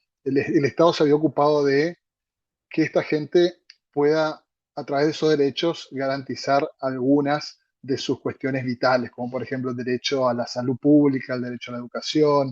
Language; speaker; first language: Spanish; native; Spanish